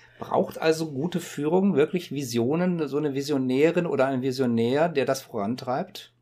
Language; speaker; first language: German; native; German